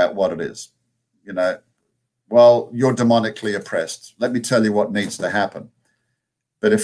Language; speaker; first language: English; native; English